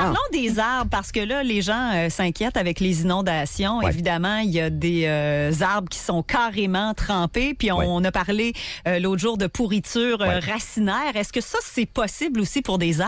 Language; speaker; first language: French; native; French